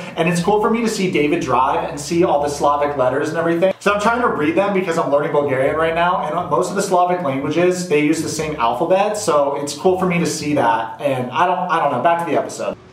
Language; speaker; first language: English; native; English